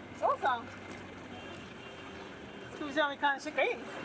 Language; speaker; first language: Swedish; native; Swedish